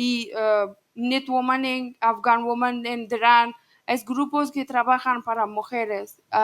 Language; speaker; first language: Spanish; non-native, learner; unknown